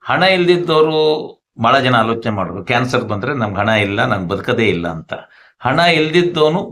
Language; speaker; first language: Kannada; native; Kannada